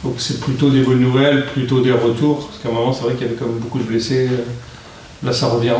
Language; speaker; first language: French; native; French